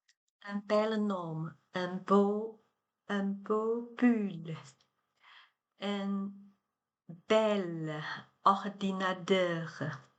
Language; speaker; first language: French; non-native, learner; Chinese